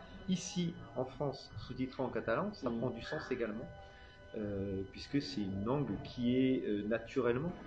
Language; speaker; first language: French; native; French